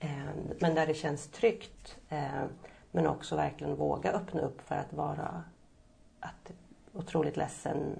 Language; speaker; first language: Swedish; native; Swedish